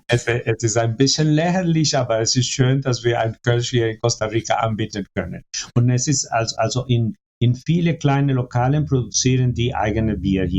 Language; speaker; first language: German; non-native, fluent; Spanish